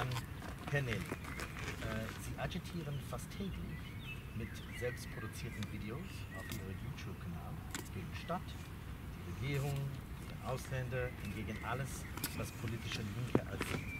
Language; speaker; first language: German; non-native, fluent; English